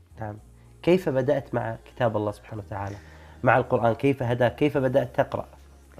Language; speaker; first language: Arabic; native; Arabic